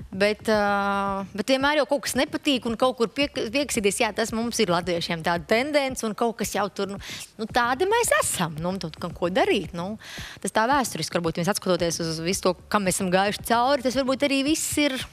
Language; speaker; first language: Latvian; native; Latvian